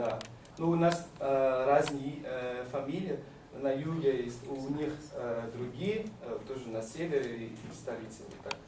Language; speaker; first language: Russian; non-native, learner; Malagasy